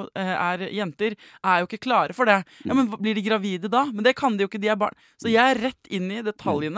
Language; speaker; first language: Norwegian; native; Norwegian